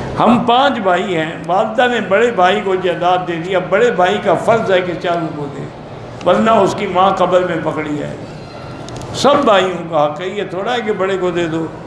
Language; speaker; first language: Urdu; early bilingual, heritage; Urdu